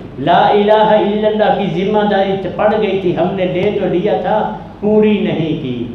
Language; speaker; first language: Urdu; non-native, local second language; Punjabi